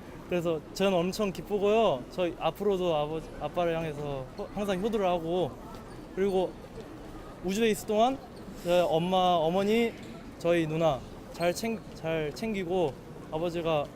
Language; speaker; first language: Korean; early bilingual, heritage; Korean